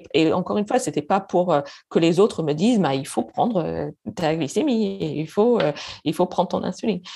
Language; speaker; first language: French; non-native, fluent; English